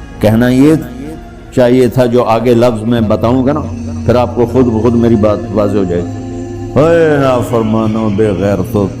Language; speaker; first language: Urdu; non-native, local second language; Punjabi